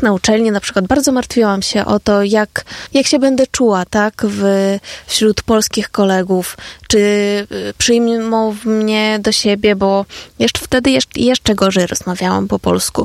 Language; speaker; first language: Polish; non-native, fluent; Ukrainian